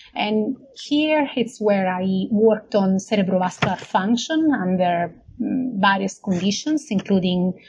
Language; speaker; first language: English; non-native, fluent; Italian